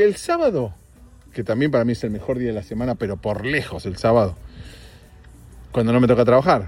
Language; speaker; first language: Spanish; native; Spanish